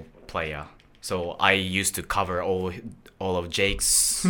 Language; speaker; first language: English; non-native, fluent; Japanese